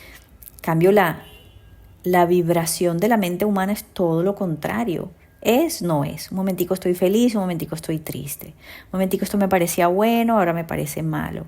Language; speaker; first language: Spanish; native; Spanish